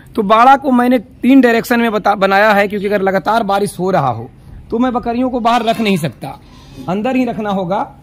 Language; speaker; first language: Hindi; native; Hindi